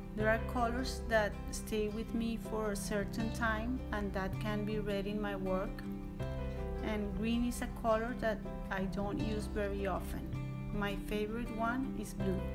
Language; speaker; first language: English; non-native, fluent; Spanish